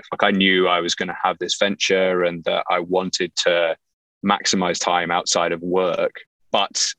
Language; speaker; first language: English; native; English